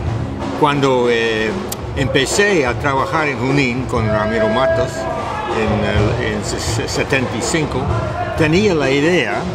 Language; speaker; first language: Spanish; non-native, fluent; English